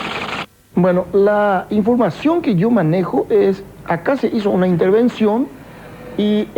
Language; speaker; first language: Spanish; native; Spanish